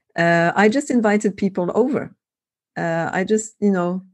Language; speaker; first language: English; non-native, fluent; French